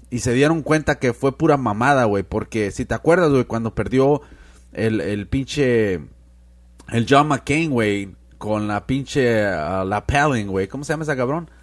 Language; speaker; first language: Spanish; early bilingual, heritage; Spanish